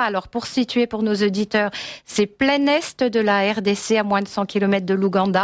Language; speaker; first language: French; native; French